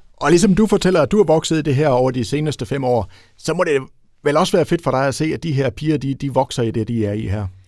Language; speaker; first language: Danish; native; Danish